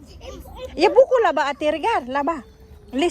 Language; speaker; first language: French; non-native, learner; Filipino